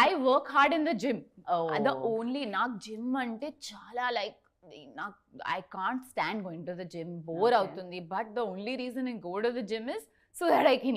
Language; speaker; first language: Telugu; non-native, learner; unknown